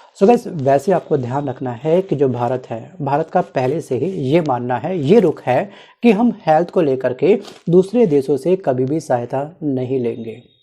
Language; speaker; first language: Hindi; native; Hindi